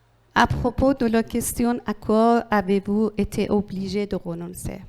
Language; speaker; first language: French; non-native, learner; Persian